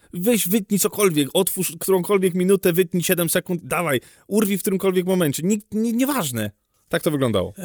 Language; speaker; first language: Polish; native; Polish